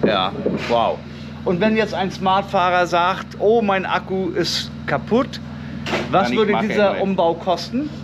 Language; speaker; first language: German; native; German